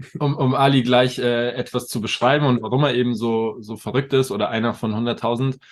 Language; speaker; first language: German; native; German